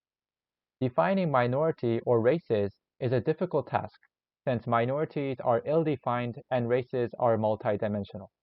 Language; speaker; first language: English; non-native, learner; Korean